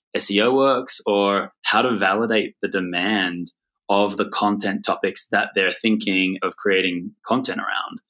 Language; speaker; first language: English; native; English